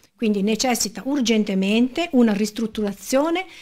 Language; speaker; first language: Italian; native; Italian